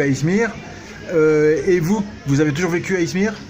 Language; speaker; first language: French; native; French